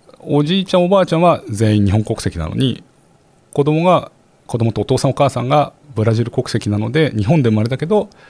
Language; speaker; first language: Japanese; native; Japanese